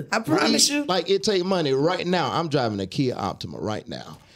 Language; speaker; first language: English; native; English